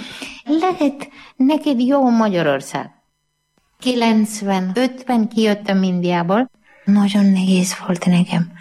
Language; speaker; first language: Hungarian; non-native, learner; Malayalam